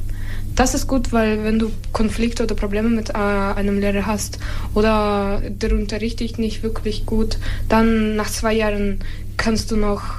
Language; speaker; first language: German; non-native, fluent; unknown